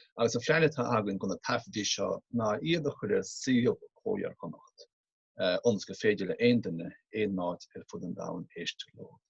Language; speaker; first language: Irish; native; Irish